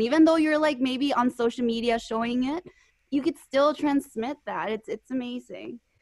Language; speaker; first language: English; early bilingual, other home language; Spanish